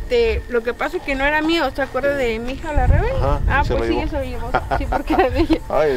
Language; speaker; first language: Spanish; native; Spanish